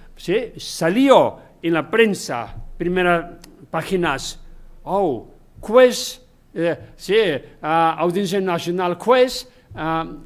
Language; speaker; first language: Spanish; non-native, learner; Chinese